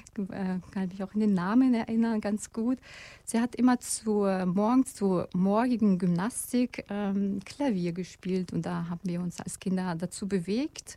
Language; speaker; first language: German; non-native, fluent; Russian